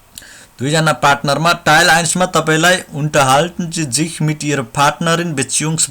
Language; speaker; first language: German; non-native, learner; Nepali